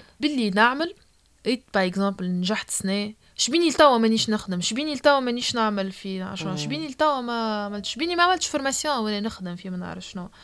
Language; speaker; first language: Arabic; native; Arabic